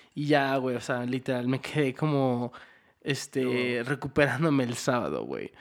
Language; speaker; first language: Spanish; early bilingual, heritage; Spanish